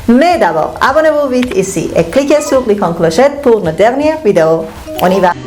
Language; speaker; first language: French; non-native, fluent; Persian